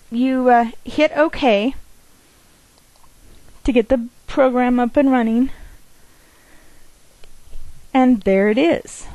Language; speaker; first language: English; native; English